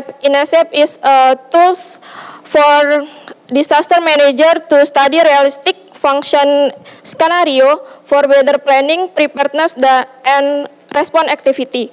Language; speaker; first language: English; non-native, learner; Indonesian